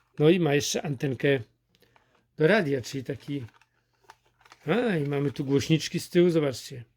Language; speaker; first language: Polish; native; Polish